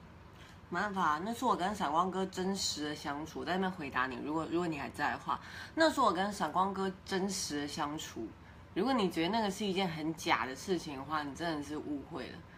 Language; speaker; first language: Chinese; native; Chinese